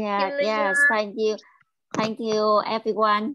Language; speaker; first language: English; non-native, learner; Vietnamese